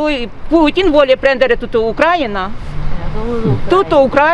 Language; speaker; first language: Italian; non-native, learner; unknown